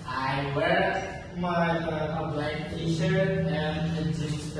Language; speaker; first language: English; non-native, learner; Indonesian